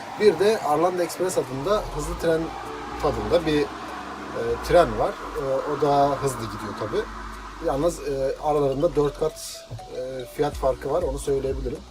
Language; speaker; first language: Turkish; native; Turkish